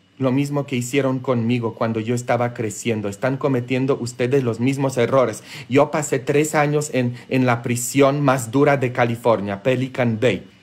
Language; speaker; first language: Spanish; non-native, fluent; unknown